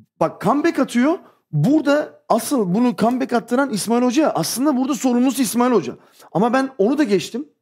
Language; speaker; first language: Turkish; early bilingual, heritage; Turkish